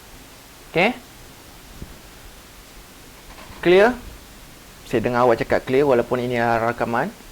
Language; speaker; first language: Malay; native; Malay